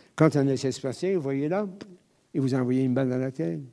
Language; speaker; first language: French; native; French